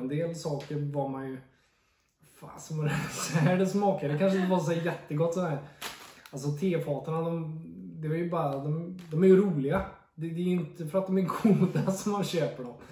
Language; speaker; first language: Swedish; native; Swedish